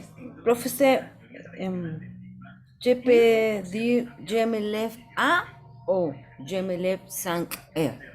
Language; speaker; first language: French; non-native, learner; Spanish